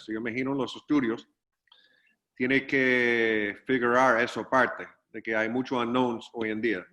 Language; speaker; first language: Spanish; non-native, fluent; English